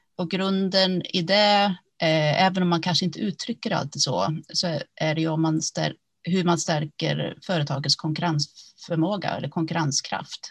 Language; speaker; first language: Swedish; early bilingual, other home language; Finnish